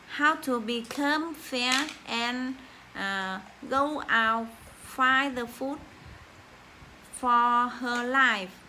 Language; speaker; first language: English; non-native, learner; Vietnamese